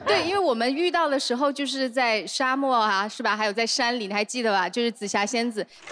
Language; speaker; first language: Chinese; native; Chinese